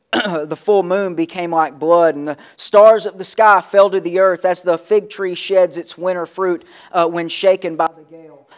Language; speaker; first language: English; native; English